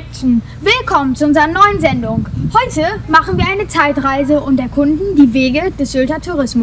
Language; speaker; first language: German; native; German